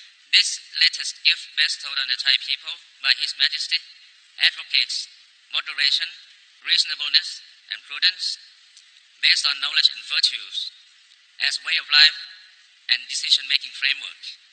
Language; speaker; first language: English; non-native, fluent; Thai